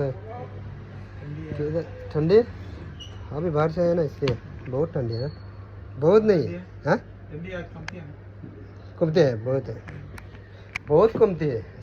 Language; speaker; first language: Hindi; non-native, learner; Bangla